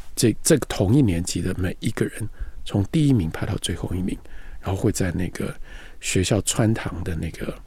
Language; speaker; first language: Chinese; native; Chinese